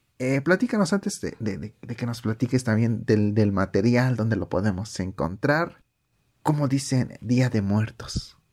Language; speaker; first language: Spanish; native; Spanish